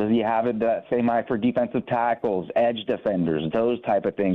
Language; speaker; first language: English; native; English